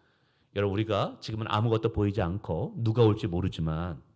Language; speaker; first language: Korean; native; Korean